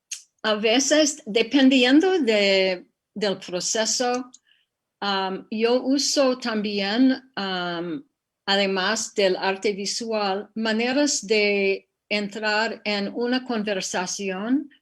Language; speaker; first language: Spanish; non-native, fluent; English